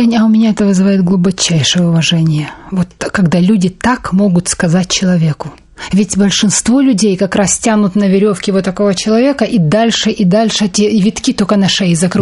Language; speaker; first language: Russian; native; Russian